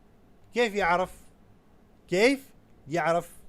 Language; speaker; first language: Arabic; non-native, fluent; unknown